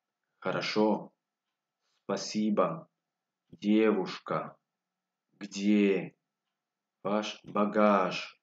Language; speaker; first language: Russian; non-native, learner; Spanish